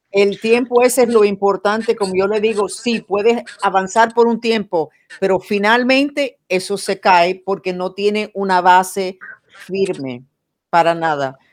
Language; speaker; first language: Spanish; non-native, fluent; English